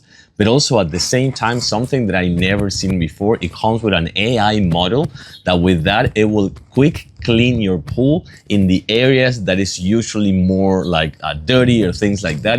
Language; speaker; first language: English; non-native, fluent; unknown